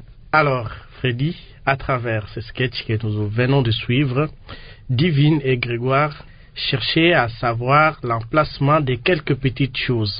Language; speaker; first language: French; non-native, local second language; Lingala